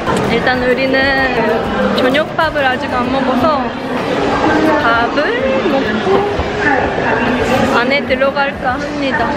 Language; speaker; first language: Korean; non-native, fluent; Japanese